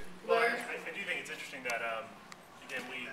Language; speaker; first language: English; native; English